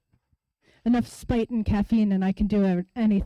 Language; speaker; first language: English; native; English